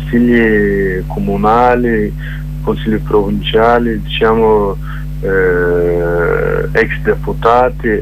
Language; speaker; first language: Italian; non-native, learner; Kurdish